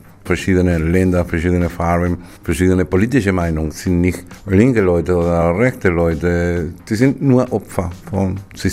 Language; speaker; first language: German; non-native, fluent; Spanish